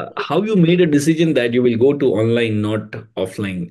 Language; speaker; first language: English; non-native, local second language; Hindi